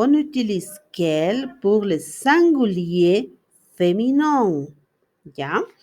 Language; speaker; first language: French; non-native, fluent; Spanish